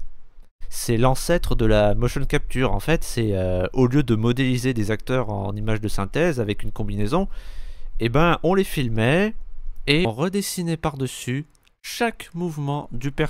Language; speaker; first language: French; native; French